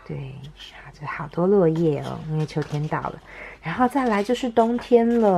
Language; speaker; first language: Chinese; native; Chinese